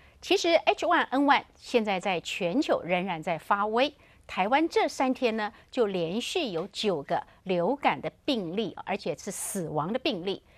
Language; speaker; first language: Chinese; native; Chinese